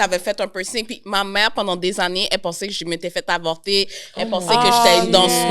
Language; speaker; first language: French; native; French